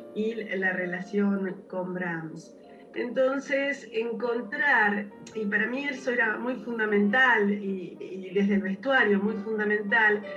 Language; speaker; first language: Spanish; native; Spanish